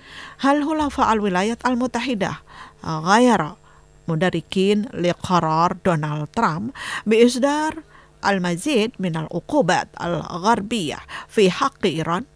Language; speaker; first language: Arabic; non-native, fluent; Indonesian